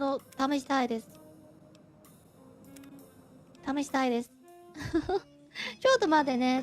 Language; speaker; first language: Japanese; non-native, fluent; Chinese